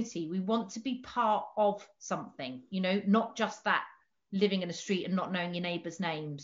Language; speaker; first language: English; native; English